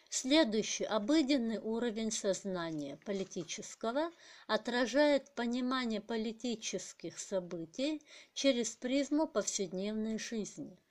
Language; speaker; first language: Russian; non-native, local second language; Kazakh